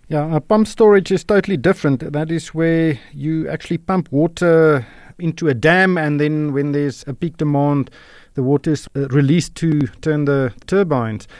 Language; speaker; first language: English; non-native, local second language; Afrikaans